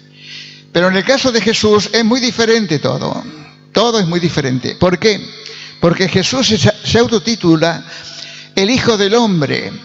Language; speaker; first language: Spanish; native; Spanish